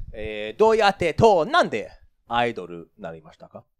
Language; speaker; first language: Japanese; non-native, learner; English